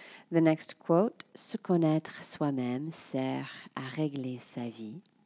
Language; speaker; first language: French; non-native, fluent; English